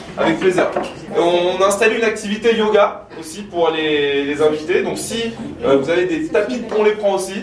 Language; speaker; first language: French; native; French